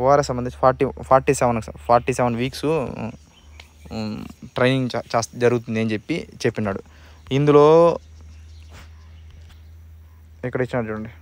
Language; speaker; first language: Telugu; native; Telugu